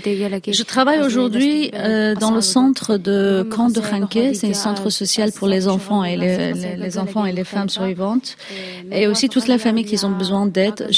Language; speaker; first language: French; non-native, fluent; Kurdish